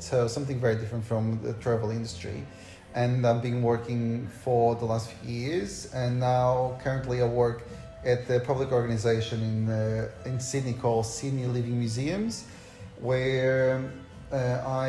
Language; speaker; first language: English; non-native, fluent; Portuguese